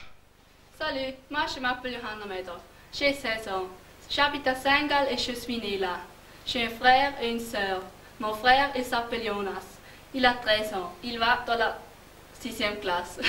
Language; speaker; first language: French; non-native, learner; German